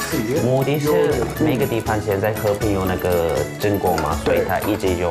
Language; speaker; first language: Chinese; non-native, fluent; Turkish